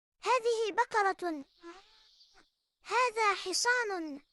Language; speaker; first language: Arabic; non-native, fluent; Urdu